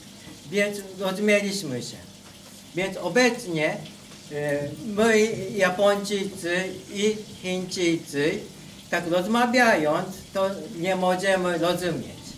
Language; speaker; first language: Polish; non-native, learner; Japanese